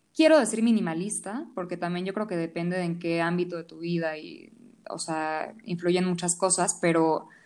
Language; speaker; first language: Spanish; native; Spanish